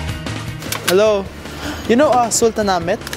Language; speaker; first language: English; non-native, local second language; Filipino